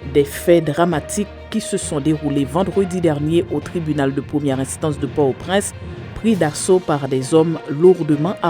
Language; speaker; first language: French; non-native, local second language; Haitian Creole